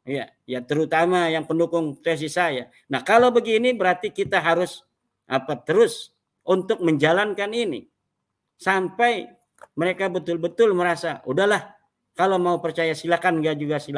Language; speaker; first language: Indonesian; native; Indonesian